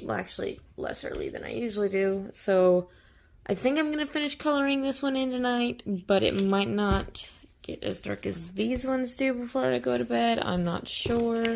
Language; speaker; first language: English; native; English